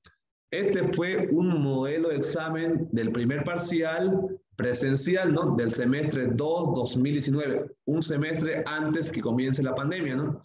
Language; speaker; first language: Spanish; native; Spanish